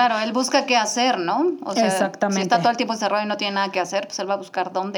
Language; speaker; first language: Spanish; native; Spanish